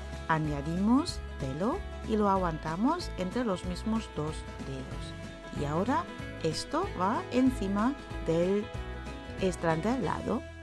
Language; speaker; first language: Spanish; non-native, fluent; German